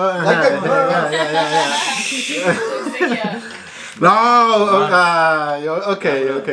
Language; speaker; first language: English; non-native, learner; Spanish